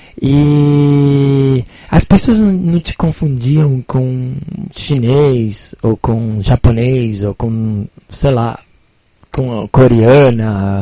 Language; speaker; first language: Portuguese; native; Portuguese